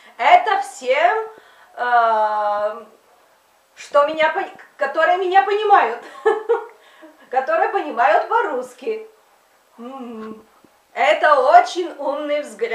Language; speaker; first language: Russian; non-native, learner; Bulgarian